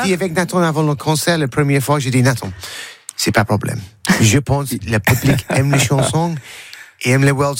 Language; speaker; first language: French; non-native, learner; English